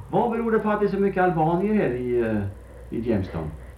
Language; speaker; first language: Swedish; native; Swedish